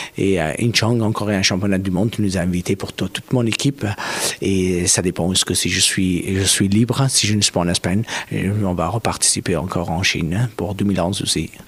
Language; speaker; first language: French; non-native, fluent; Persian